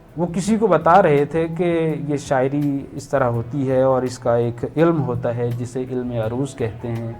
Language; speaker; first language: Urdu; non-native, local second language; Punjabi